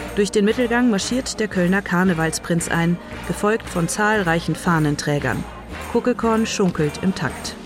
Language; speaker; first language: German; native; German